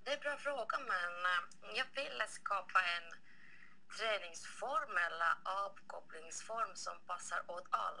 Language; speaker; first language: Swedish; non-native, local second language; Finnish